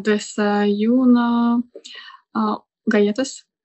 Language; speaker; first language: Spanish; non-native, learner; Russian